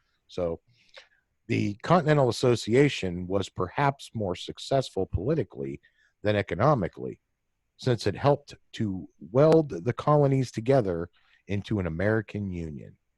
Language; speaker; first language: English; native; English